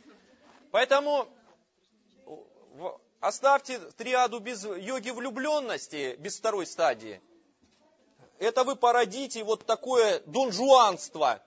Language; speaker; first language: Russian; native; Russian